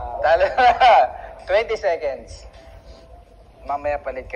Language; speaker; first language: Filipino; native; Filipino